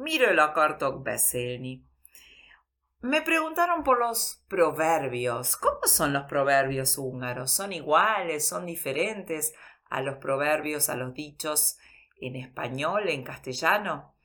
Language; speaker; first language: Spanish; early bilingual, heritage; Spanish